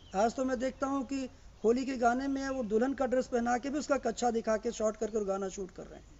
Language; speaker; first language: Hindi; native; Hindi